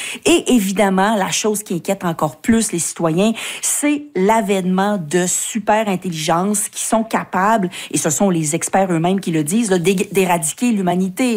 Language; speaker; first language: French; native; French